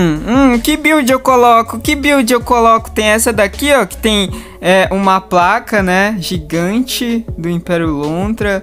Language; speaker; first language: Portuguese; native; Portuguese